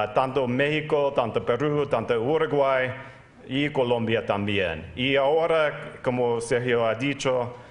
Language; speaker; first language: Spanish; non-native, fluent; English